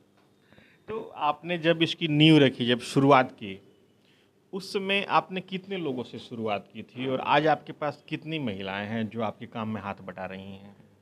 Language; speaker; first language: Hindi; native; Hindi